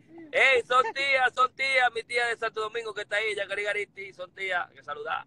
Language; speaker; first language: Spanish; early bilingual, heritage; Spanish